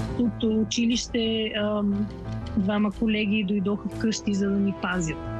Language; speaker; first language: Bulgarian; native; Bulgarian